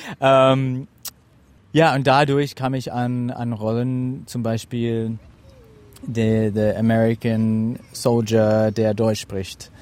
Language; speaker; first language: German; non-native, fluent; English